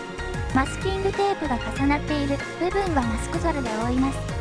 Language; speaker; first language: Japanese; native; Japanese